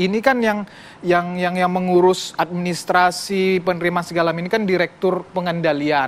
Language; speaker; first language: Indonesian; native; Indonesian